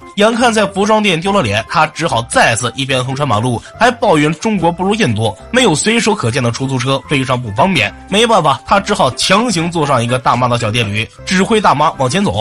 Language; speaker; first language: Chinese; native; Chinese